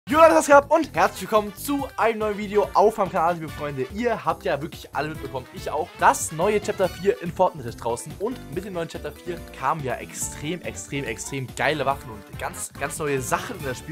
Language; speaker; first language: German; native; German